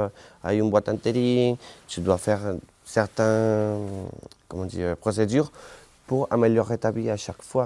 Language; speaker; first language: French; non-native, learner; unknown